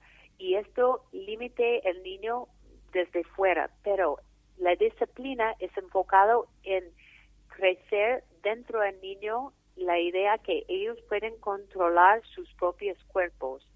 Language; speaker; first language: Spanish; non-native, fluent; English